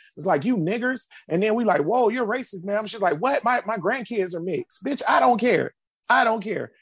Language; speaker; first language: English; native; English